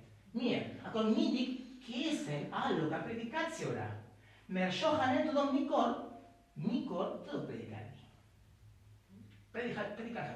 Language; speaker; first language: Hungarian; non-native, learner; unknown